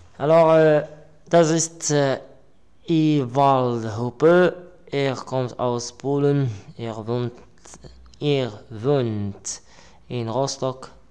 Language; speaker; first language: German; non-native, learner; Arabic